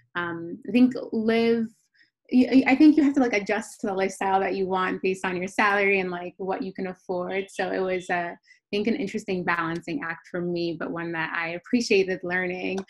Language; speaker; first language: English; native; English